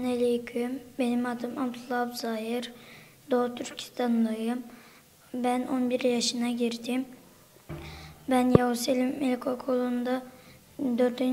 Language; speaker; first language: Turkish; early bilingual, other home language; Uyghur